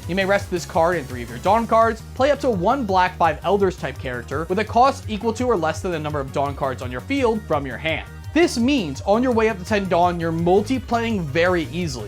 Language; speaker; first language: English; native; English